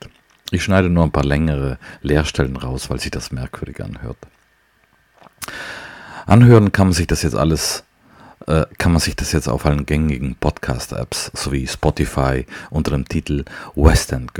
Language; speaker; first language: German; non-native, local second language; Ladin